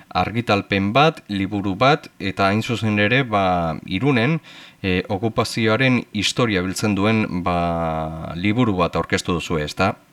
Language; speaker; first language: Basque; native; Basque